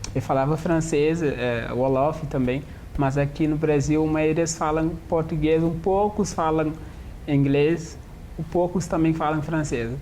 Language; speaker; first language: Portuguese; non-native, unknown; Wolof